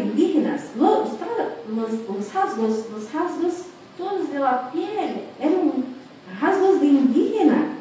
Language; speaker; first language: Spanish; non-native, fluent; Portuguese